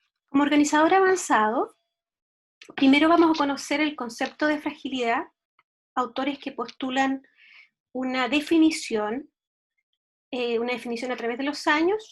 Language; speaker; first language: Spanish; native; Spanish